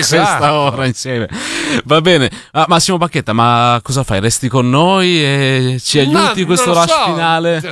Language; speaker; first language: Italian; native; Italian